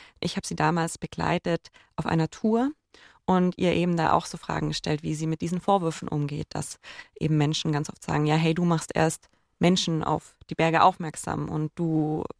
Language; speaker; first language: German; native; German